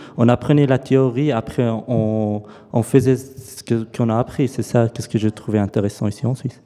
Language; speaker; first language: French; non-native, fluent; Arabic